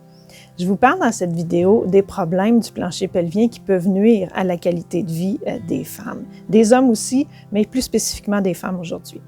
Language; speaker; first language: French; native; French